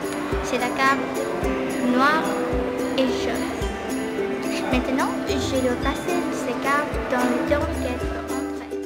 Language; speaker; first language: French; non-native, learner; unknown